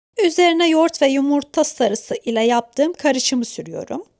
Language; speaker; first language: Turkish; native; Turkish